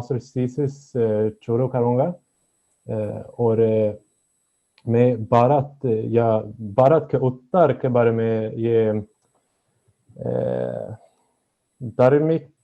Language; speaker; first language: Hindi; non-native, learner; Swedish